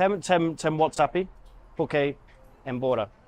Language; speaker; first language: Portuguese; non-native, learner; English